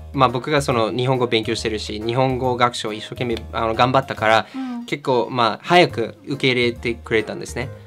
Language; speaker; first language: Japanese; non-native, fluent; English